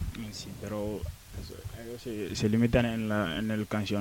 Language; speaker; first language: Spanish; non-native, learner; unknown